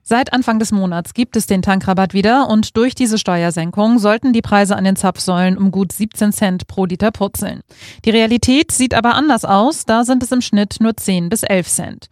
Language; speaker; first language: German; native; German